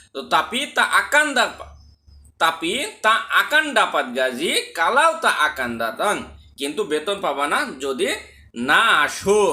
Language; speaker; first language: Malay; non-native, learner; Bangla